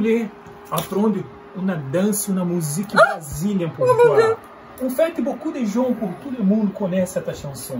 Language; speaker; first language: French; non-native, learner; Portuguese